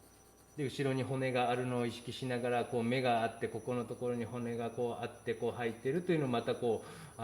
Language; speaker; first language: Japanese; native; Japanese